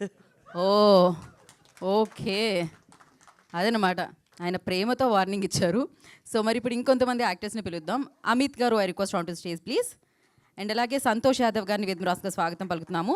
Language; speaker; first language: Telugu; native; Telugu